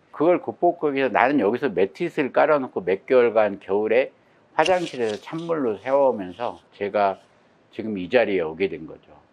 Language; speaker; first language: Korean; native; Korean